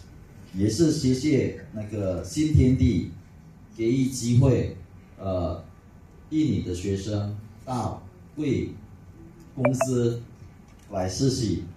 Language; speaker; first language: Chinese; non-native, fluent; Indonesian